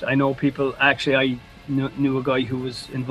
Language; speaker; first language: English; native; English